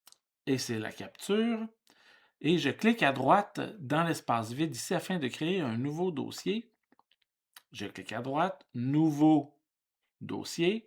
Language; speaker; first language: French; native; French